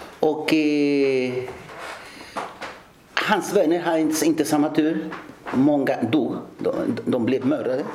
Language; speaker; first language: Swedish; early bilingual, other home language; Spanish